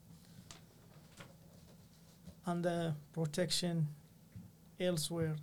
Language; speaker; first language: English; non-native, learner; Arabic